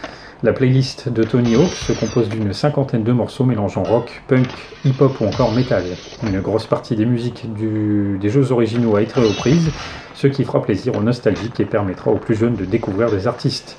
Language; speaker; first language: French; native; French